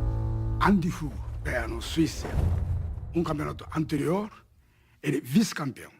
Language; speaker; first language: Portuguese; non-native, learner; Japanese